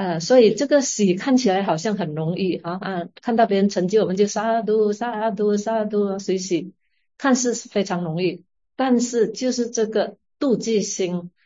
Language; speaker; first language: Chinese; native; Chinese